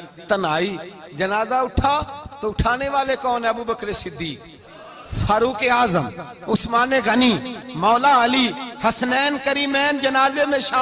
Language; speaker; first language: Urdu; non-native, local second language; Punjabi